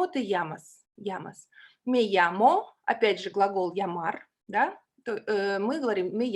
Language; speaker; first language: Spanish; non-native, fluent; Russian